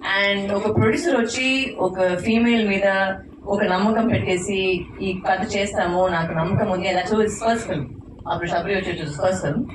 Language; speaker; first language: Telugu; non-native, fluent; Tamil